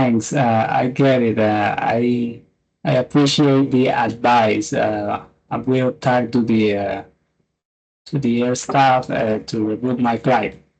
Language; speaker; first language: English; non-native, fluent; Spanish